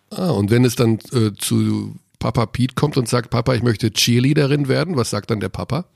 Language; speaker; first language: German; native; German